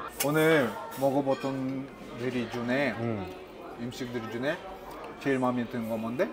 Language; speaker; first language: Korean; non-native, learner; Russian